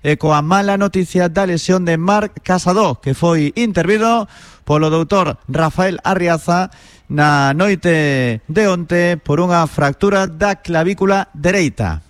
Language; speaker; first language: Galician; native; Galician